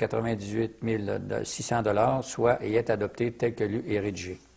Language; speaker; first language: French; native; French